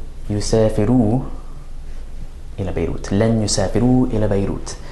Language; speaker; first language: Arabic; non-native, fluent; English